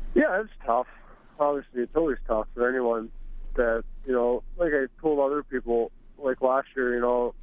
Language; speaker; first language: English; native; English